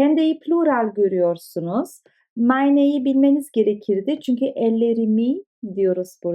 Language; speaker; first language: Turkish; early bilingual, heritage; Turkish